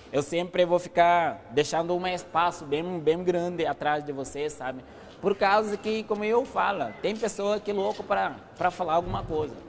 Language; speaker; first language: Portuguese; non-native, fluent; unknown